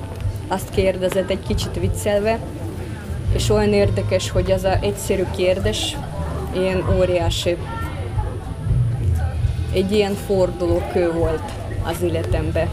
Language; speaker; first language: Hungarian; non-native, fluent; Russian